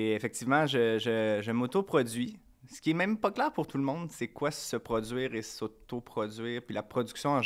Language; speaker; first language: French; native; French